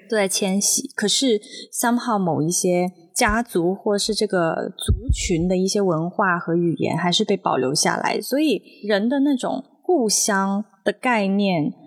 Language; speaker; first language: Chinese; native; Chinese